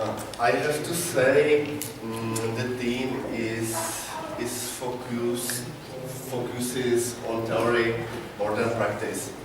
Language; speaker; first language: English; non-native, learner; Czech